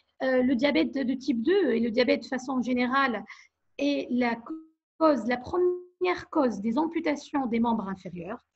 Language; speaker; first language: French; non-native, local second language; Arabic